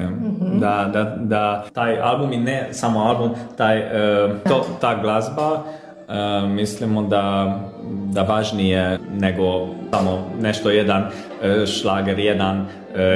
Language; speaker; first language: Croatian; non-native, local second language; Hungarian